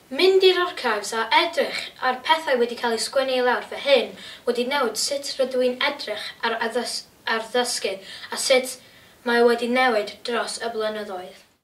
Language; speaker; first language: Welsh; non-native, local second language; English